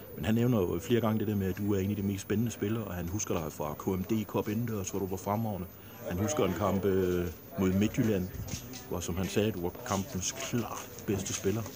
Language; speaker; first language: Danish; native; Danish